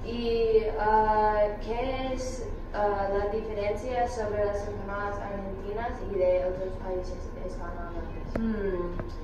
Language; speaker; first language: Spanish; non-native, learner; English